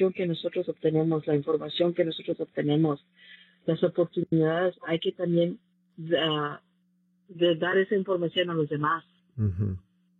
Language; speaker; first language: Spanish; early bilingual, heritage; Spanish